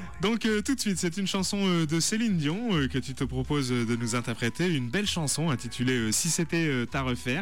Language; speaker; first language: French; native; French